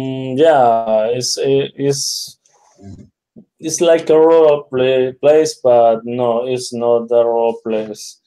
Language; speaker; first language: English; non-native, learner; Spanish